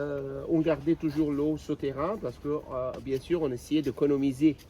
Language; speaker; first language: French; non-native, fluent; Arabic